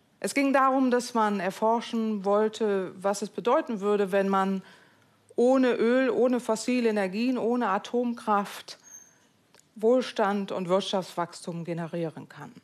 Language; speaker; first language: German; native; German